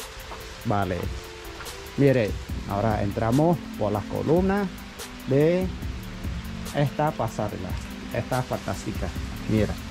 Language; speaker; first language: Spanish; non-native, learner; Khmer